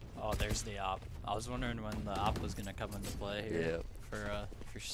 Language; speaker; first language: English; native; English